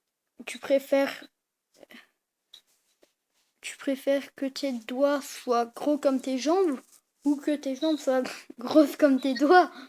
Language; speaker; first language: French; native; French